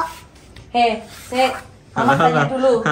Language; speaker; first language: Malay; non-native, local second language; Javanese